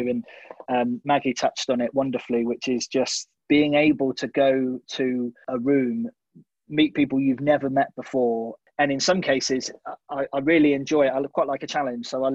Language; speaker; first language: English; native; English